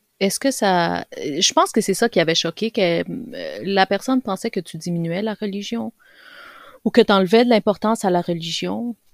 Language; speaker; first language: French; early bilingual, other home language; Spanish